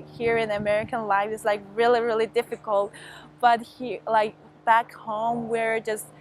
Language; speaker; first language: English; non-native, fluent; Mongolian